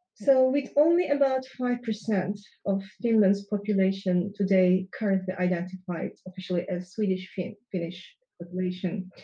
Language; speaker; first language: English; non-native, fluent; Turkish